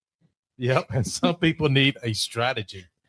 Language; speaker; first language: English; native; English